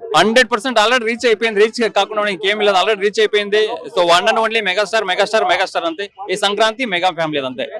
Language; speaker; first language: Telugu; native; Telugu